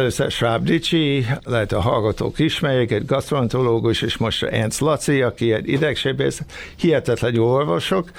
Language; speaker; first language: Hungarian; early bilingual, heritage; Hungarian